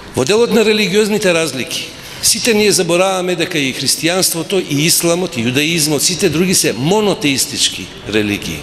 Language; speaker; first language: Macedonian; non-native, local second language; Albanian